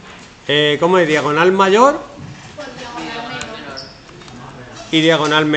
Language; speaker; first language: Spanish; native; Spanish